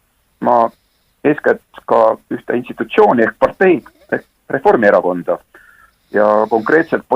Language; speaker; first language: Estonian; native; Estonian